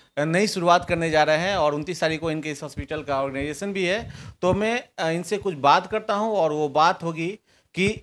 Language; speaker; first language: Hindi; native; Hindi